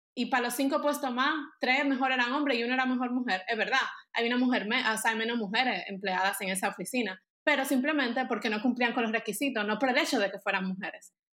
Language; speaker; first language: Spanish; native; Spanish